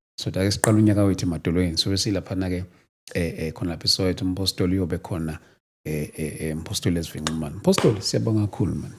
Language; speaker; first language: Zulu; native; Zulu